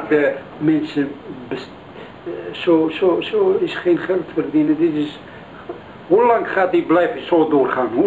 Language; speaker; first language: Dutch; non-native, learner; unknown